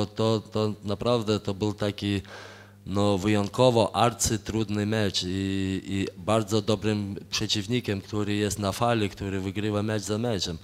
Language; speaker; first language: Polish; non-native, fluent; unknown